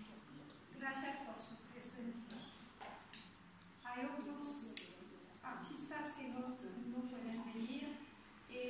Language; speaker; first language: Spanish; non-native, fluent; French